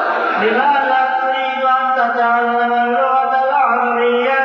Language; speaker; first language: Arabic; non-native, fluent; Bangla